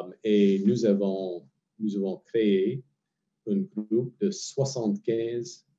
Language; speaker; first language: French; non-native, fluent; English